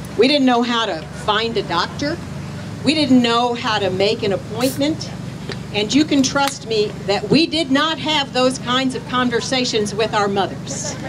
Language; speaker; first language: English; native; English